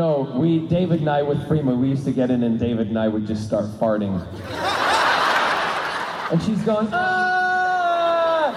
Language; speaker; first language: English; native; English